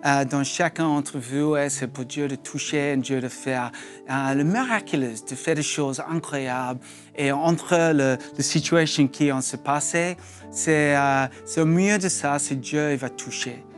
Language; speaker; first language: French; non-native, learner; English